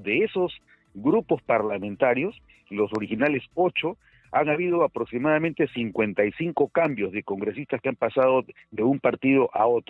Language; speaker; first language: Spanish; native; Spanish